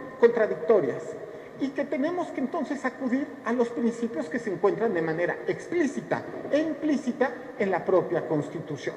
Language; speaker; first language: Spanish; native; Spanish